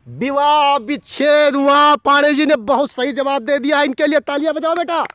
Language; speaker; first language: Hindi; native; Hindi